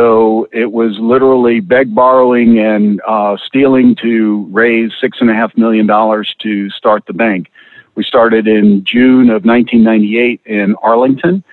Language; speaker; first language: English; native; English